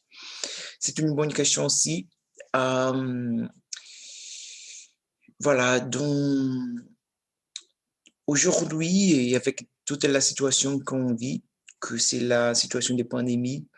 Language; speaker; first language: French; non-native, learner; Portuguese